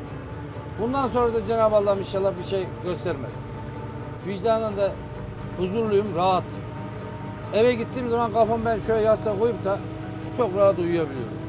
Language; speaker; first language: Turkish; native; Turkish